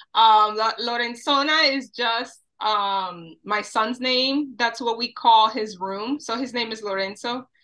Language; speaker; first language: English; early bilingual, other home language; Spanish